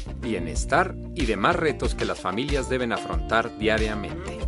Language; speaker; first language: Spanish; native; Spanish